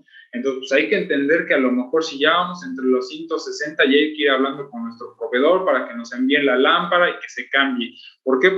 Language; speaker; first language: Spanish; native; Spanish